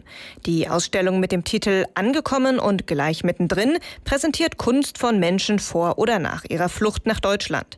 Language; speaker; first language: German; native; German